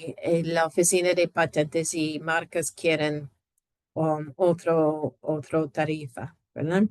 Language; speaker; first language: Spanish; non-native, fluent; English